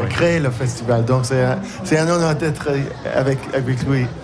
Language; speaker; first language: French; non-native, learner; English